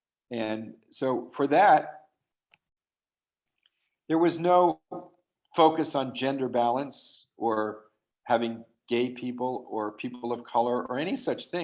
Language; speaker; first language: English; native; English